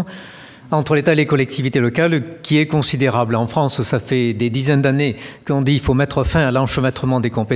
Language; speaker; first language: French; native; French